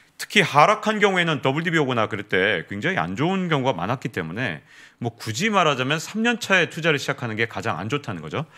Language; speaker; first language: Korean; native; Korean